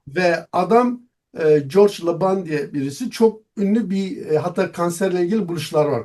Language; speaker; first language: Turkish; non-native, local second language; Zaza